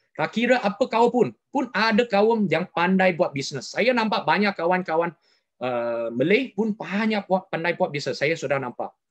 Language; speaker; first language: Malay; non-native, local second language; Chinese